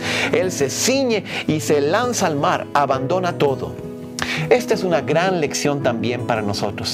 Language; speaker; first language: Spanish; non-native, fluent; Portuguese